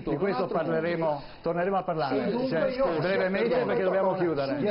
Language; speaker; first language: Italian; native; Italian